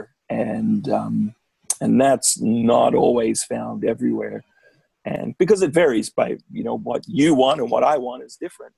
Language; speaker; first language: English; native; English